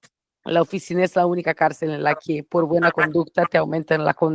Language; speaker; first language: Spanish; non-native, fluent; Portuguese